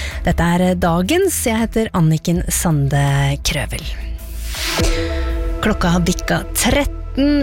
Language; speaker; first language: Norwegian; native; Norwegian